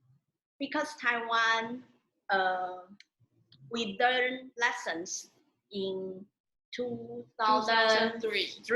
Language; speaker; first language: English; non-native, learner; Chinese